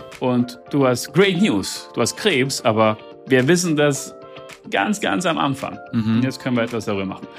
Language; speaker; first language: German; early bilingual, heritage; Italian